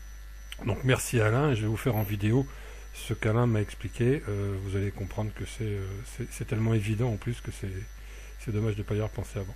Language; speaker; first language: French; native; French